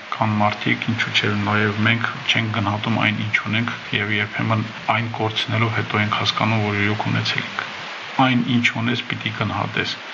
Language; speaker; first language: Armenian; native; Armenian